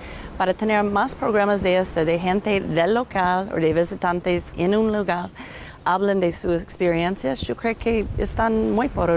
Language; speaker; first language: Spanish; non-native, learner; English